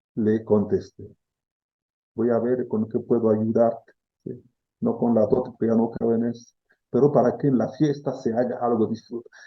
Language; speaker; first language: Spanish; non-native, fluent; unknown